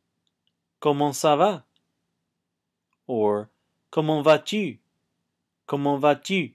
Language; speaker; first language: French; non-native, fluent; English